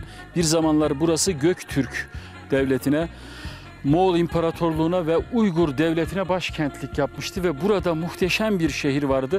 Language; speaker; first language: Turkish; native; Turkish